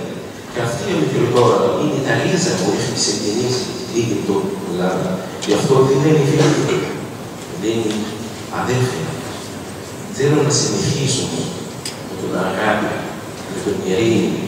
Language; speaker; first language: Greek; non-native, learner; Arabic